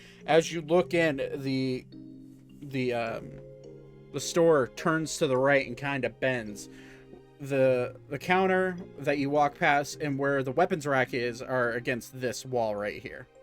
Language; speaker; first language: English; native; English